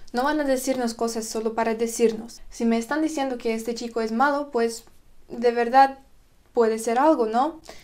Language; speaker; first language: Spanish; non-native, fluent; Russian